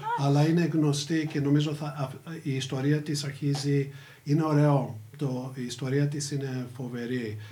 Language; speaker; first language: Greek; early bilingual, heritage; Greek